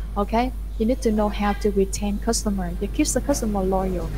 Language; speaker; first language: English; non-native, fluent; Vietnamese